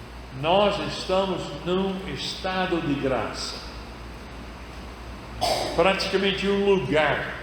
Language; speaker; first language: Portuguese; non-native, fluent; English